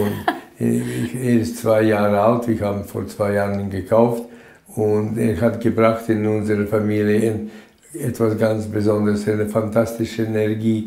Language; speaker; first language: German; non-native, fluent; Latvian